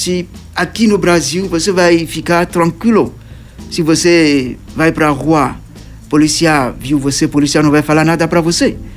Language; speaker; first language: Portuguese; non-native, learner; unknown